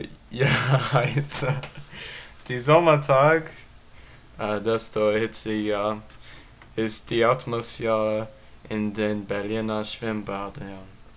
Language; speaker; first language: German; non-native, learner; English